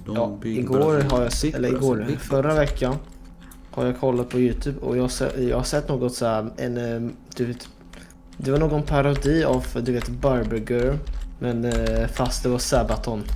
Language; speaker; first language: Swedish; non-native, fluent; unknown